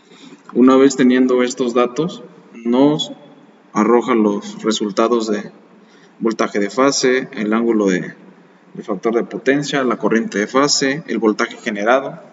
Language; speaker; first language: Spanish; native; Spanish